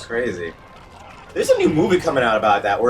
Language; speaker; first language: English; native; English